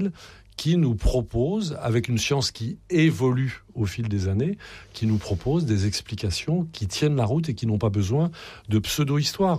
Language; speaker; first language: French; native; French